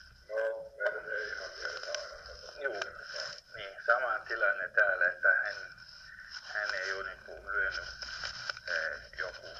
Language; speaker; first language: Finnish; non-native, fluent; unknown